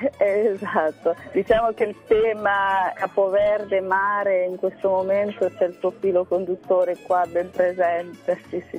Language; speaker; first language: Italian; non-native, fluent; Kabuverdianu